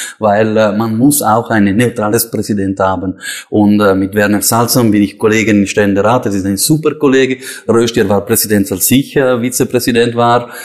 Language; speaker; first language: German; non-native, local second language; Italian